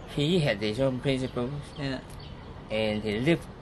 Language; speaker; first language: English; non-native, local second language; Cantonese